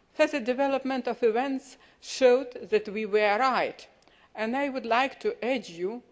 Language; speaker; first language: English; non-native, fluent; Lithuanian